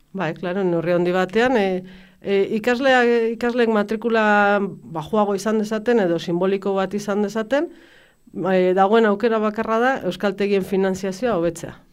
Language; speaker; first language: Basque; native; Basque